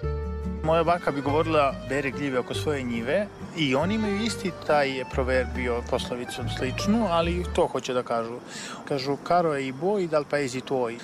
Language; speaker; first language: Serbian; native; Serbian